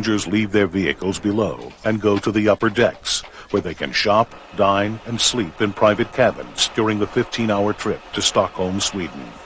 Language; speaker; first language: English; native; English